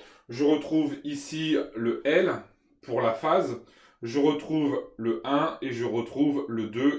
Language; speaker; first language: French; native; French